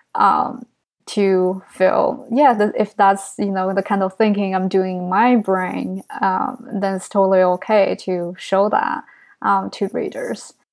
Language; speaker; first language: English; non-native, fluent; Chinese